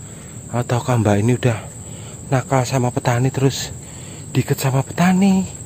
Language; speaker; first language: Indonesian; native; Indonesian